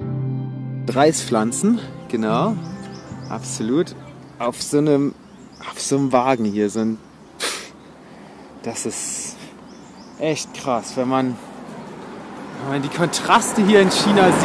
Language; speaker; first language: German; native; German